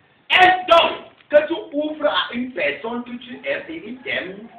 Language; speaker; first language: French; non-native, local second language; English